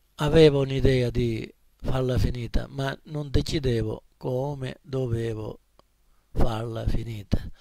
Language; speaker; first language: Italian; native; Italian